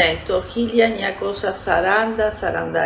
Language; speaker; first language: Greek; early bilingual, heritage; Greek